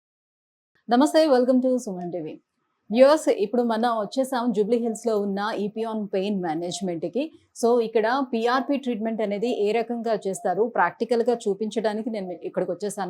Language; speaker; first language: Telugu; native; Telugu